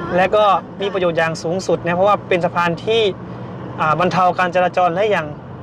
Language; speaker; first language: Thai; native; Thai